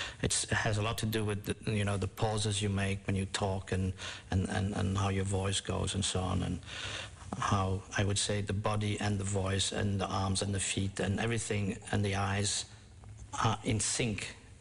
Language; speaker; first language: English; non-native, fluent; Dutch